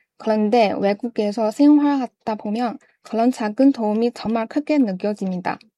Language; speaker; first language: Korean; non-native, fluent; Chinese